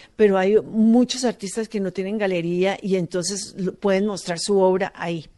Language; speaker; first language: Spanish; native; Spanish